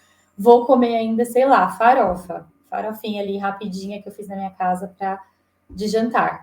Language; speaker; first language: Portuguese; native; Portuguese